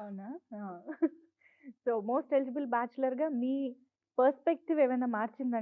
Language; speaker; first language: Telugu; native; Telugu